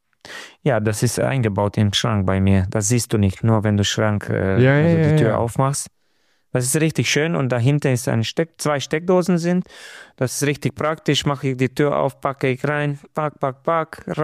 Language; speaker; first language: German; non-native, fluent; Romanian